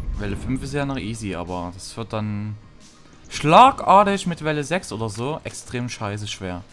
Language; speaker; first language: German; native; German